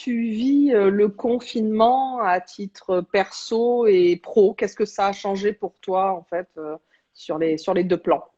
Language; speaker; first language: French; native; French